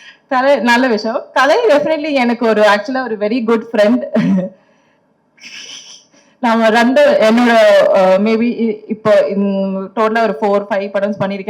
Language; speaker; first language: Tamil; non-native, local second language; Malayalam